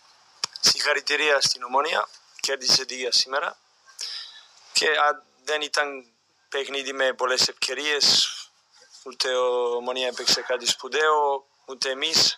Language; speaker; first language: Greek; non-native, fluent; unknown